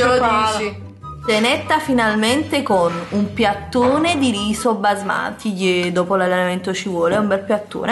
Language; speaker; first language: Italian; native; Italian